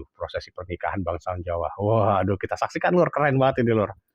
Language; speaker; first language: Indonesian; native; Indonesian